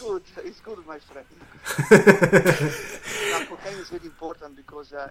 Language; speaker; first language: English; non-native, learner; Italian